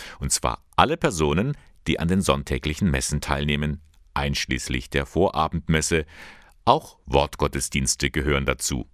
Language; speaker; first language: German; native; German